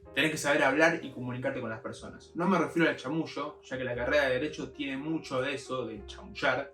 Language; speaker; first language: Spanish; native; Spanish